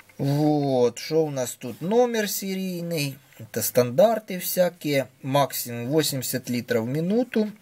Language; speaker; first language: Russian; non-native, local second language; Ukrainian